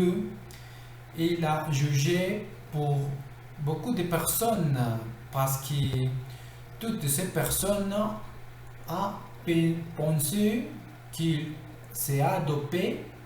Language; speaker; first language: French; non-native, learner; Spanish